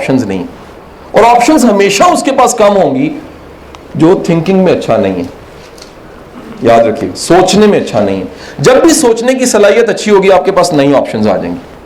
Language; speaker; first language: Urdu; native; Urdu